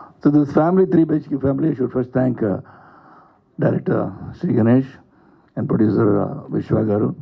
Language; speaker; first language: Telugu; non-native, learner; Tamil